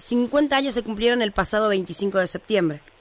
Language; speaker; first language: Spanish; native; Spanish